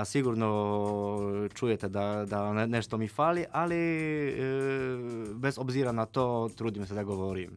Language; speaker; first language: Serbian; non-native, fluent; Polish